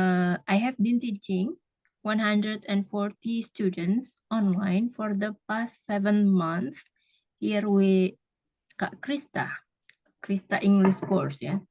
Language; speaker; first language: English; non-native, fluent; Indonesian